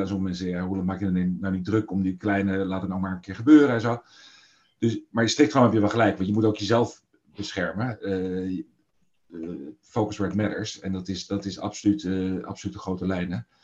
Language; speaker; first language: Dutch; native; Dutch